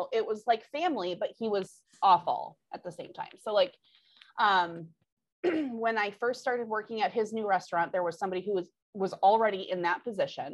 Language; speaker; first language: English; native; English